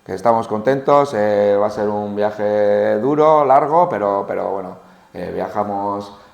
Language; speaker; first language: Spanish; native; Spanish